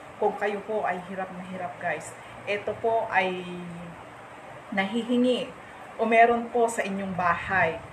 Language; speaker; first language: Filipino; non-native, local second language; Iloko